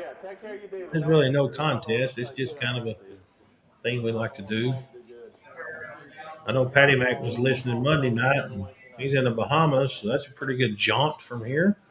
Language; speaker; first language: English; native; English